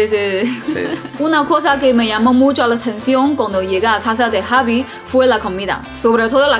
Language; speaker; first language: Spanish; non-native, fluent; Chinese